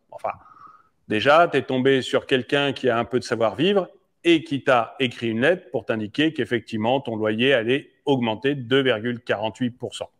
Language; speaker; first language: French; native; French